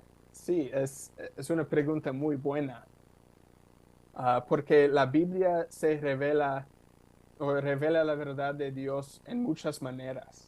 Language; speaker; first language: Spanish; non-native, fluent; English